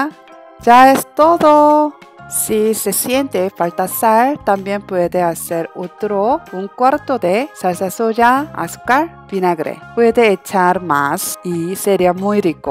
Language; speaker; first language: Spanish; non-native, learner; Korean